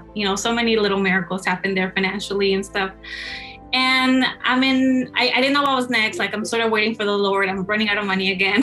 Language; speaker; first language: English; native; English